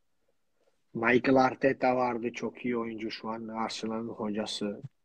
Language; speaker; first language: Turkish; non-native, fluent; Georgian